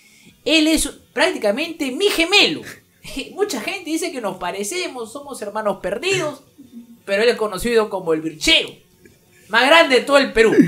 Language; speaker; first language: Spanish; native; Spanish